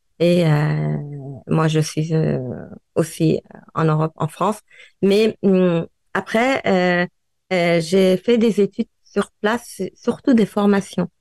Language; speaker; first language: French; non-native, fluent; Persian